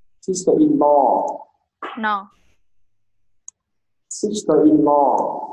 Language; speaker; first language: English; non-native, learner; Vietnamese